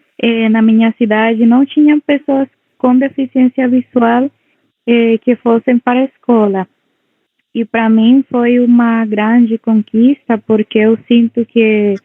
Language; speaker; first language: Portuguese; non-native, local second language; Spanish